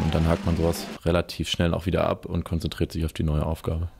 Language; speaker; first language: German; native; German